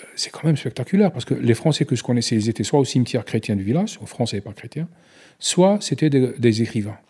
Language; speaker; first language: French; non-native, local second language; Arabic